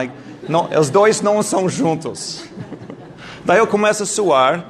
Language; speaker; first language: Portuguese; non-native, fluent; English